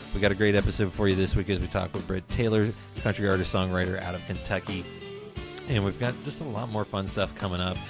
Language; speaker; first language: English; native; English